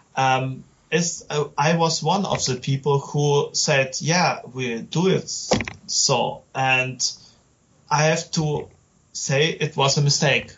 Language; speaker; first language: English; non-native, learner; German